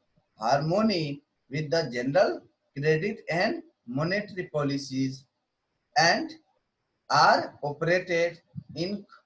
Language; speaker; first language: English; non-native, local second language; Hindi